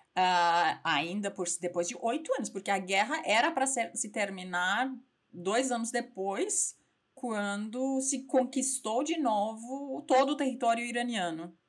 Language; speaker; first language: Portuguese; non-native, fluent; Persian